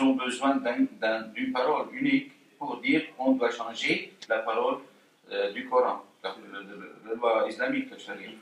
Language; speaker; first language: French; non-native, fluent; Arabic